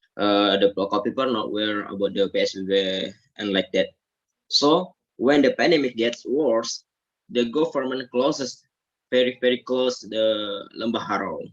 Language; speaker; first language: English; non-native, learner; Indonesian